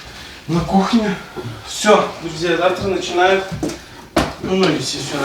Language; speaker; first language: Russian; native; Russian